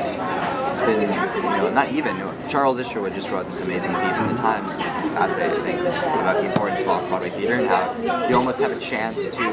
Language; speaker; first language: English; early bilingual, other home language; Hebrew